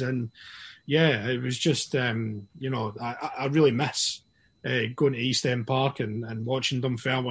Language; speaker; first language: English; native; English